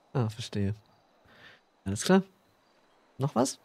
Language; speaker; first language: German; native; German